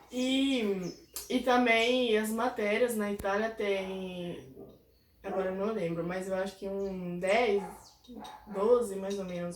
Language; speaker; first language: Portuguese; non-native, fluent; Italian